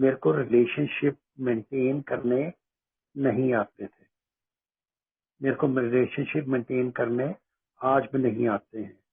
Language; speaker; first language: Hindi; native; Hindi